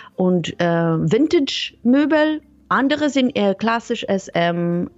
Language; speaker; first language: German; non-native, fluent; Hebrew